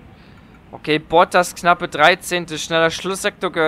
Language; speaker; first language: German; native; German